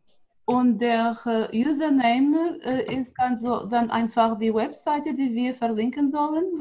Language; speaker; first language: German; non-native, fluent; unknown